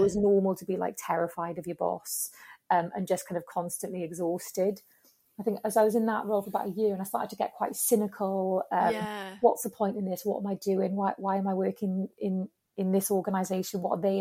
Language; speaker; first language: English; native; English